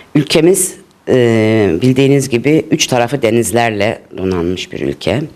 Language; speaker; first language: Turkish; early bilingual, heritage; Turkish